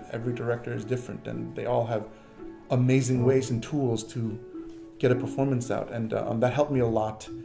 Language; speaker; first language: English; native; English